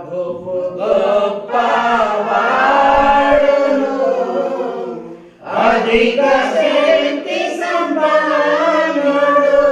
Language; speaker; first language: Telugu; native; Telugu